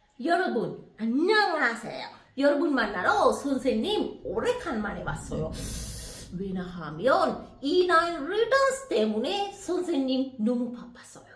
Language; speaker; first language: Korean; non-native, fluent; Sinhala